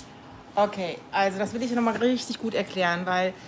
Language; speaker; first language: German; native; German